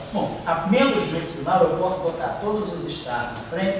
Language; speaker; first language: Portuguese; native; Portuguese